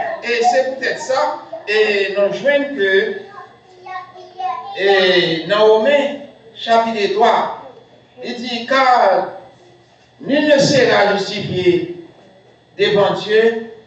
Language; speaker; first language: French; non-native, local second language; Haitian Creole